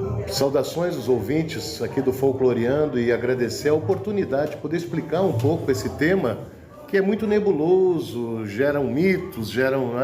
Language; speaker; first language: Portuguese; native; Portuguese